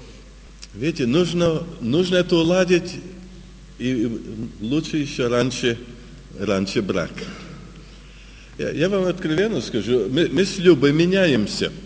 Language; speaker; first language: Russian; early bilingual, heritage; Russian